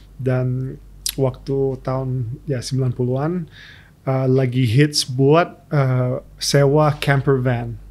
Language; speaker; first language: Indonesian; early bilingual, other home language; English